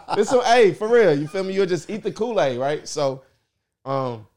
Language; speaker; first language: English; native; English